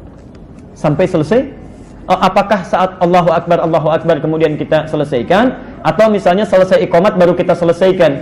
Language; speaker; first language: Indonesian; native; Indonesian